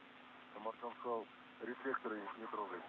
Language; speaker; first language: Russian; native; Russian